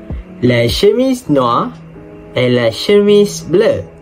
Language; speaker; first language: French; non-native, learner; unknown